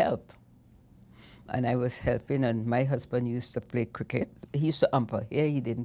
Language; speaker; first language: English; native; English